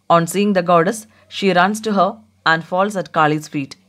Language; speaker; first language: English; non-native, local second language; Malayalam